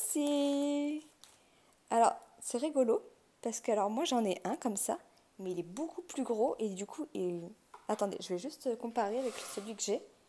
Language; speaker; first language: French; native; French